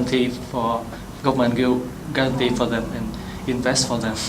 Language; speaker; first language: English; non-native, learner; Vietnamese